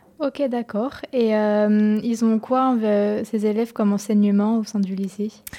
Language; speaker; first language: French; native; French